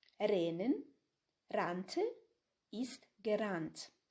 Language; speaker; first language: German; non-native, fluent; Ukrainian